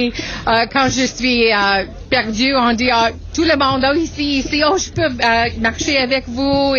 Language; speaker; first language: French; non-native, local second language; English